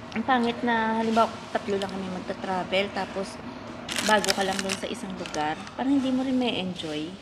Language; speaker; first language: Filipino; native; Filipino